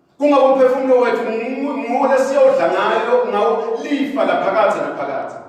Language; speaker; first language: Zulu; non-native, local second language; Swati